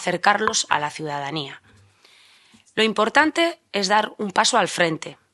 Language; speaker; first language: Spanish; native; Spanish